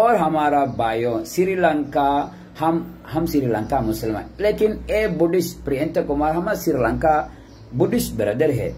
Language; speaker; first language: Hindi; non-native, learner; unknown